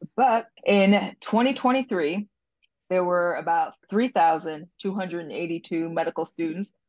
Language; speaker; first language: English; native; English